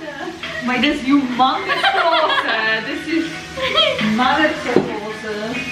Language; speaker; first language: Afrikaans; non-native, learner; Dutch